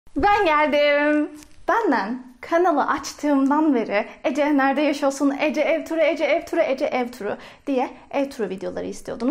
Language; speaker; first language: Turkish; native; Turkish